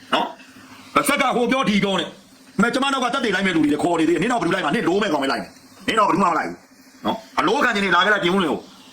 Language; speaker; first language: Burmese; native; Burmese